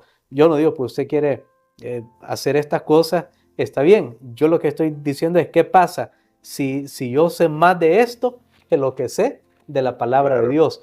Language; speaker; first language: Spanish; native; Spanish